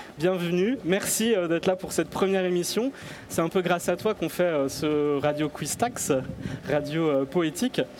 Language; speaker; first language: French; native; French